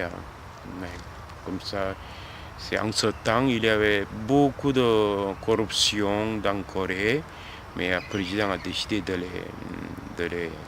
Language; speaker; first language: French; non-native, learner; Korean